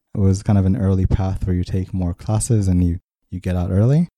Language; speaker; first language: English; early bilingual, other home language; Hebrew